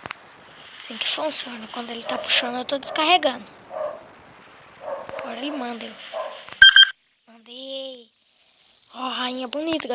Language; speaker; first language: Portuguese; native; Portuguese